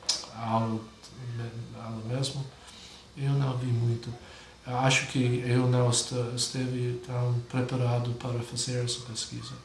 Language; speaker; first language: Portuguese; non-native, fluent; English